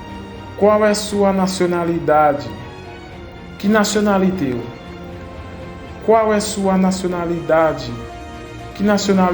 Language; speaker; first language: Portuguese; non-native, fluent; Haitian Creole